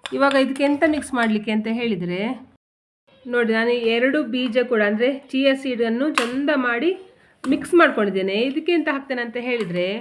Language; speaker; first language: Kannada; non-native, local second language; Konkani